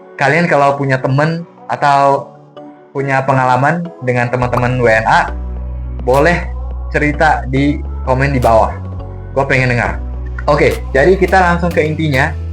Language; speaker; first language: Indonesian; non-native, fluent; English